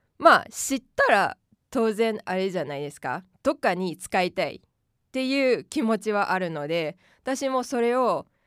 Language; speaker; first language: Japanese; non-native, fluent; Korean